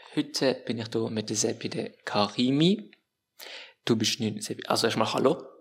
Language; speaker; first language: German; native; German